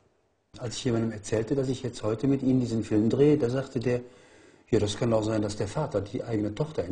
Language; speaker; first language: German; native; German